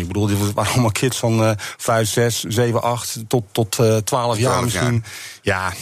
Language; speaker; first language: Dutch; native; Dutch